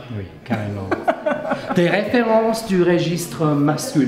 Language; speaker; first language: French; non-native, fluent; English